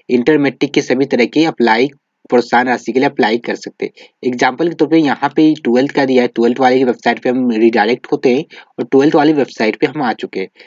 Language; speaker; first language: Hindi; native; Hindi